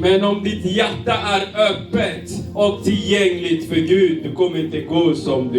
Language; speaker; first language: Swedish; non-native, learner; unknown